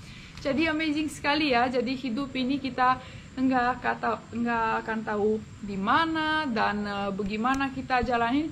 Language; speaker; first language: Indonesian; non-native, fluent; Romanian